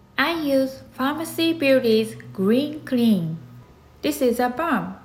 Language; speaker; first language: English; non-native, learner; Japanese